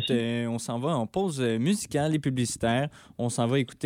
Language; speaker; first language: French; native; French